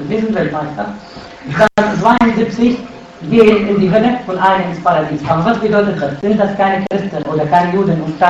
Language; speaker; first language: German; non-native, fluent; Arabic